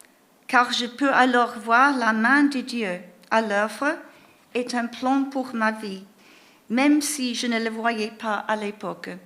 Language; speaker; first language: French; non-native, fluent; English